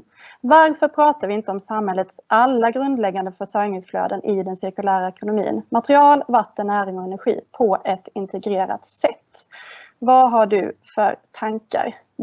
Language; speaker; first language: Swedish; native; Swedish